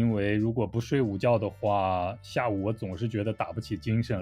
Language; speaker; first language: Chinese; native; Chinese